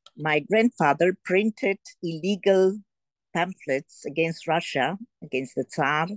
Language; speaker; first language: English; early bilingual, heritage; Polish